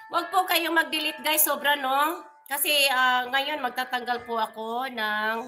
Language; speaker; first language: Filipino; non-native, local second language; Cebuano